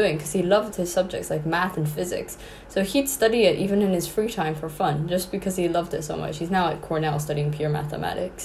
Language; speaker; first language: English; non-native, local second language; Cantonese